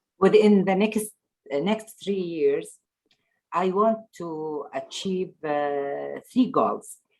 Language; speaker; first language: English; non-native, learner; Arabic